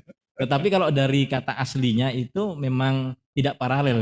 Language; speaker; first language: Indonesian; native; Indonesian